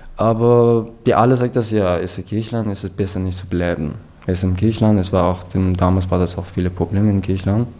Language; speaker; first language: German; non-native, learner; Persian